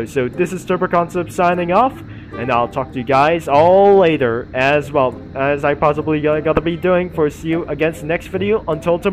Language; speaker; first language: English; non-native, learner; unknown